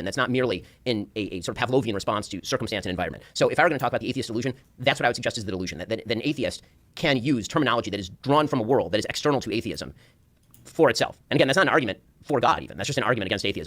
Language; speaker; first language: English; native; English